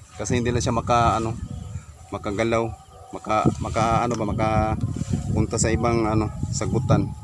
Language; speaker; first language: Filipino; non-native, local second language; Masbatenyo